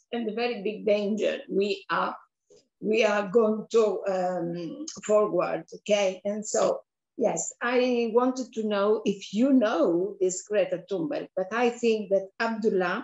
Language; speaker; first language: English; non-native, fluent; Italian